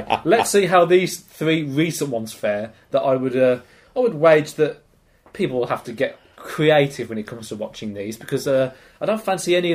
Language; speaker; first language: English; native; English